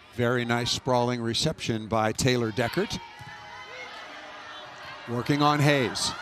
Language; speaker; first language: English; native; English